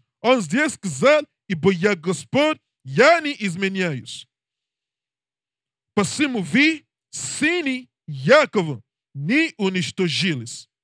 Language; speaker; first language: Russian; non-native, learner; English